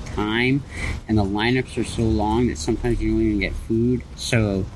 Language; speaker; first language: English; native; English